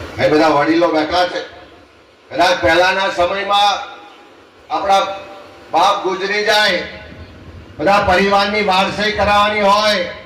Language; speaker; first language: Gujarati; native; Gujarati